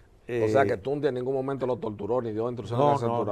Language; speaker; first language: Spanish; native; Spanish